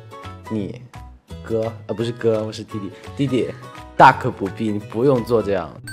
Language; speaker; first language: Chinese; non-native, fluent; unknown